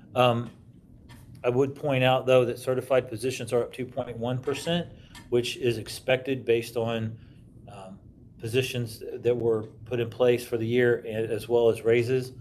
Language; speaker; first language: English; native; English